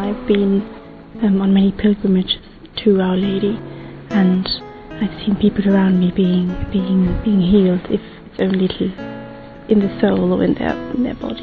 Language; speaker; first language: English; non-native, fluent; German